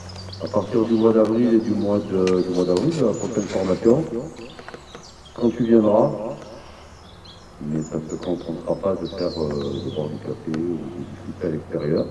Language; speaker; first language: French; native; French